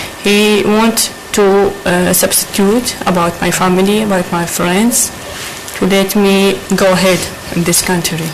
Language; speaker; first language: English; non-native, learner; Arabic